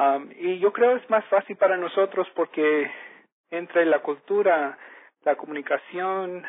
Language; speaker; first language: Spanish; early bilingual, heritage; Spanish